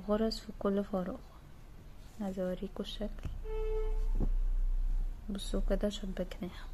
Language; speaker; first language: Arabic; native; Arabic